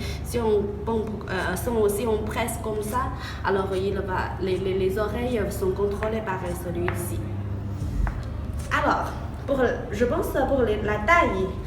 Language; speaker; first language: French; non-native, fluent; Chinese